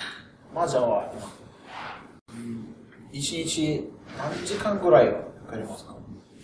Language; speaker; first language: Japanese; non-native, learner; Russian